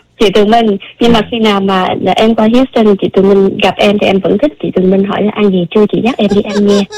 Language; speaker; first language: Vietnamese; early bilingual, other home language; English